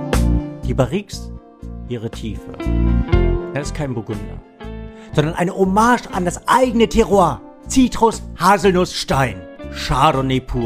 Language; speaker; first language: German; native; German